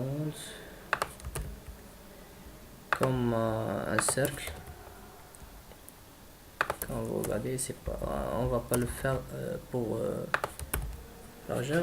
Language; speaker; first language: French; non-native, learner; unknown